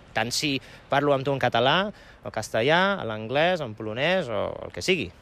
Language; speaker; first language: Catalan; non-native, fluent; Polish